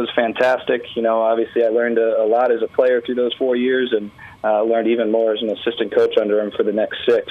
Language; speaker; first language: English; native; English